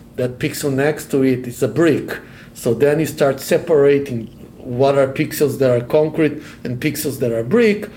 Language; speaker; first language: English; non-native, fluent; Portuguese